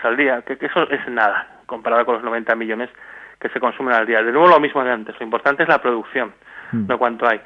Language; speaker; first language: Spanish; native; Spanish